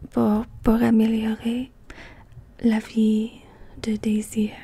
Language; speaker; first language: French; non-native, learner; English